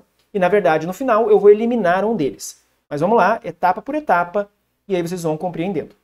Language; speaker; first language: Portuguese; native; Portuguese